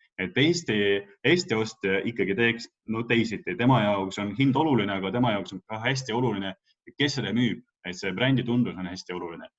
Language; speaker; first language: Estonian; non-native, local second language; Russian